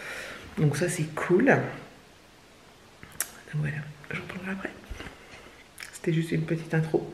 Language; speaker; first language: French; native; French